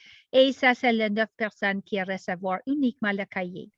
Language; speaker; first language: French; non-native, learner; English